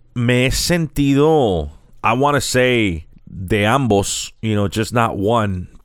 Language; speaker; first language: English; native; English